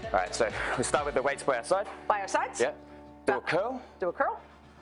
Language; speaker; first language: English; native; English